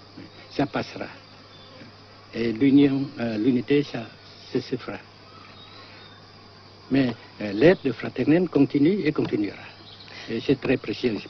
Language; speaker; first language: French; non-native, local second language; Vietnamese